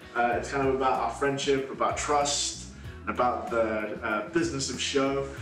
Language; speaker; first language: English; native; English